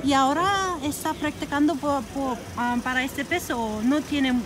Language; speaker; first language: Spanish; non-native, learner; English